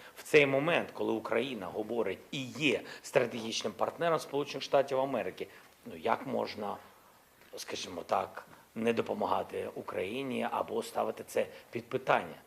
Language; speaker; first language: Ukrainian; non-native, local second language; Russian